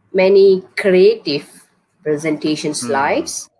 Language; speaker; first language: English; non-native, local second language; Tamil